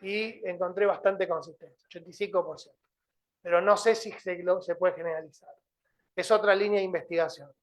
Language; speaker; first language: Spanish; native; Spanish